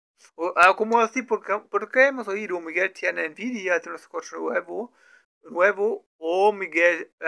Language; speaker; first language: Spanish; non-native, learner; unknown